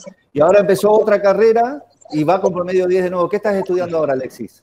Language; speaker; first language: Spanish; native; Spanish